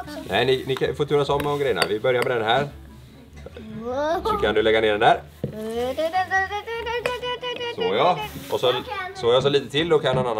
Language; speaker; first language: Swedish; native; Swedish